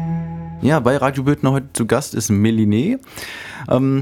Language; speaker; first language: German; native; German